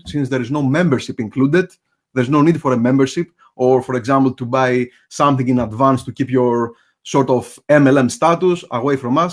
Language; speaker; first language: English; non-native, fluent; Greek